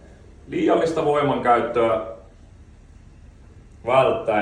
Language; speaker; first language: Finnish; native; Finnish